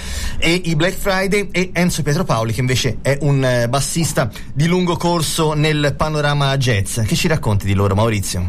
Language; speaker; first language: Italian; native; Italian